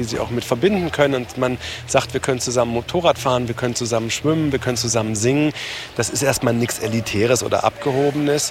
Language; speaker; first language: German; native; German